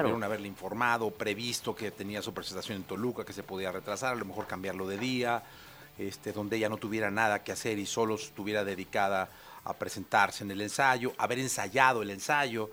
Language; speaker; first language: Spanish; native; Spanish